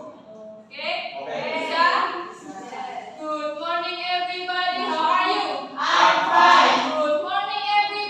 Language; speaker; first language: English; non-native, learner; Indonesian